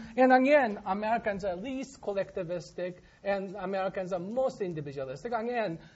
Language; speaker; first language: English; non-native, fluent; Japanese